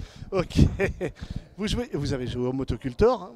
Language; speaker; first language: French; native; French